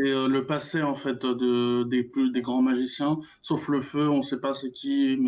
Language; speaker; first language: French; native; French